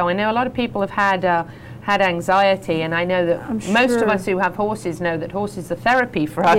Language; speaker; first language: English; native; English